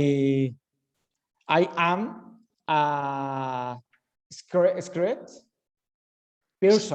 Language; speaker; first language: English; non-native, learner; Spanish